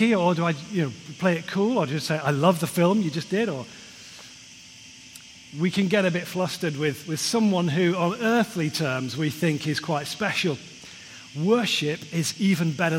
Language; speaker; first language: English; native; English